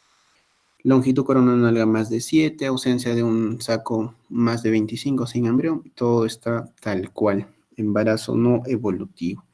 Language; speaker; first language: Spanish; native; Spanish